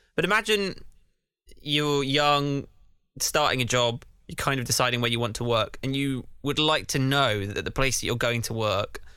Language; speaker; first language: English; native; English